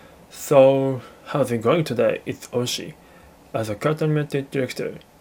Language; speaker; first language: English; non-native, learner; Japanese